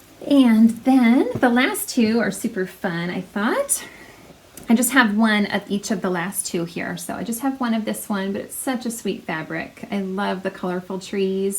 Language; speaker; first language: English; native; English